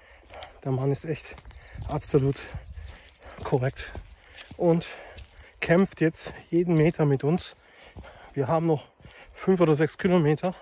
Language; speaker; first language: German; native; German